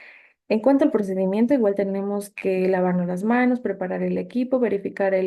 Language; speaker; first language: Spanish; native; Spanish